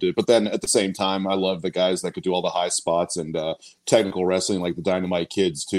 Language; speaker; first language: English; native; English